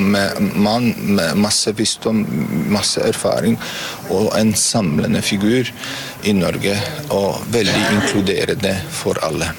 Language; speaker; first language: Norwegian; non-native, learner; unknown